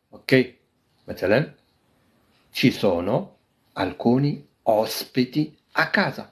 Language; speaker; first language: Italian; non-native, fluent; Arabic